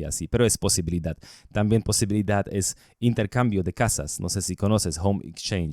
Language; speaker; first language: Spanish; non-native, learner; Slovak